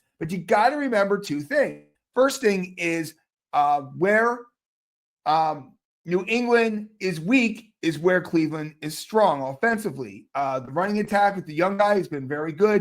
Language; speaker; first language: English; native; English